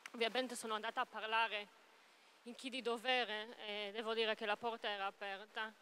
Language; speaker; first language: Italian; non-native, fluent; Hebrew